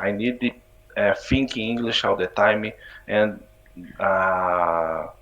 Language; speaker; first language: English; non-native, learner; Portuguese